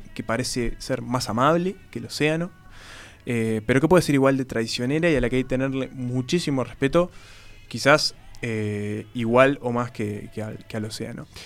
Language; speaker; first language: Spanish; native; Spanish